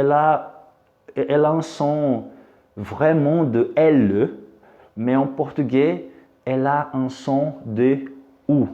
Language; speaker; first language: French; non-native, fluent; Portuguese